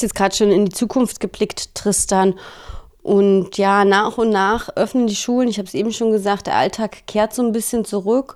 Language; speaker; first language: German; native; German